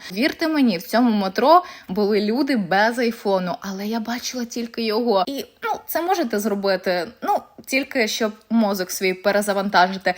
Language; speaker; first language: Ukrainian; non-native, local second language; Russian